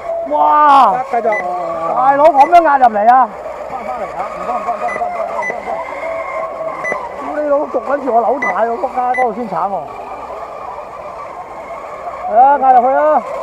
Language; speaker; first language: Cantonese; native; Cantonese